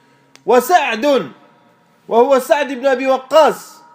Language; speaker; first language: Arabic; non-native, fluent; French